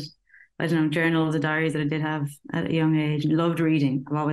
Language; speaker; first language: English; native; English